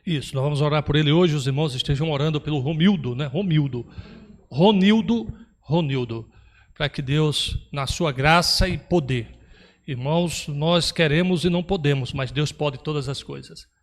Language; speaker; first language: Portuguese; native; Portuguese